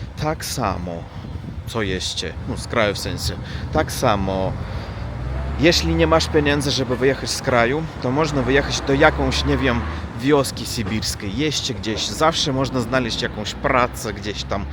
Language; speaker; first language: Polish; non-native, learner; Russian